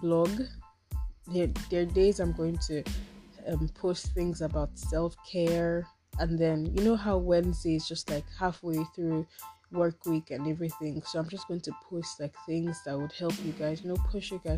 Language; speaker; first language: English; non-native, local second language; Yoruba